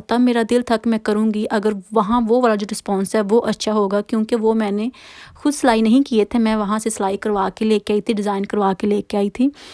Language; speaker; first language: Urdu; non-native, local second language; Punjabi